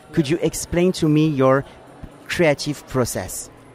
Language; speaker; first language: English; non-native, fluent; French